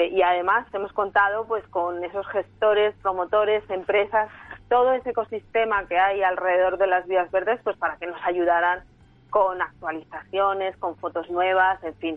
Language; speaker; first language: Spanish; native; Spanish